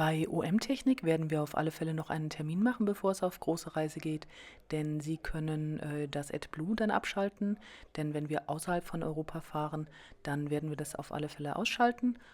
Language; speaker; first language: German; native; German